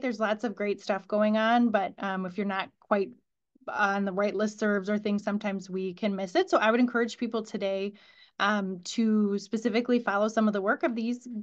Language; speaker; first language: English; native; English